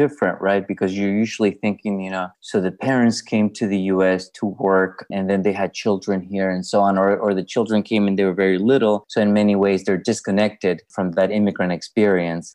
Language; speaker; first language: English; non-native, fluent; Spanish